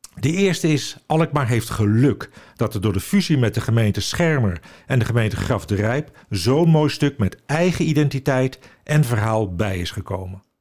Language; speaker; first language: Dutch; native; Dutch